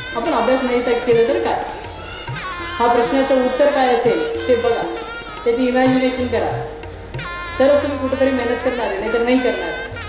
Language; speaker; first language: Marathi; non-native, fluent; Kannada